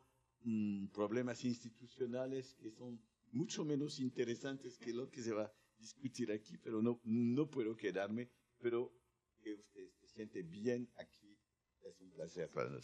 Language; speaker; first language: Spanish; non-native, learner; French